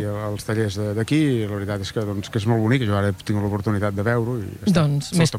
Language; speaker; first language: Catalan; native; Catalan